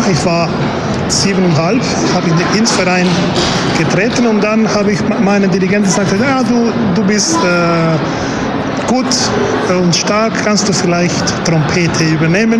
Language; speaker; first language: German; non-native, fluent; Spanish